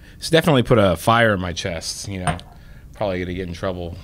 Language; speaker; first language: English; native; English